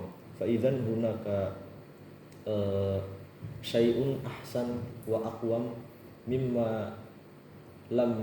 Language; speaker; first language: Arabic; non-native, learner; Indonesian